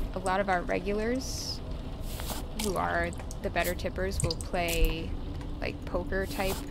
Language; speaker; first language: English; native; English